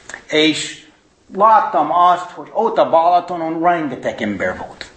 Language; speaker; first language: Hungarian; non-native, fluent; English